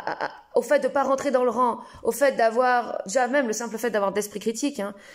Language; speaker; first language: French; native; French